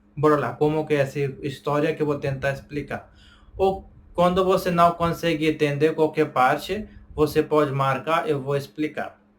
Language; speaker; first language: Portuguese; non-native, learner; Hindi